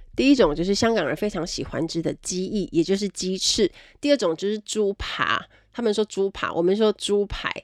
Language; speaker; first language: Chinese; native; Chinese